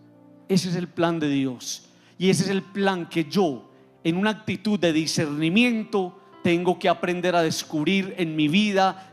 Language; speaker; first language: Spanish; native; Spanish